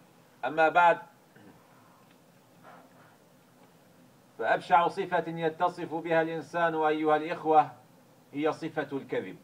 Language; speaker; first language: Arabic; native; Arabic